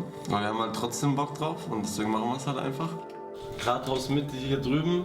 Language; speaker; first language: German; native; German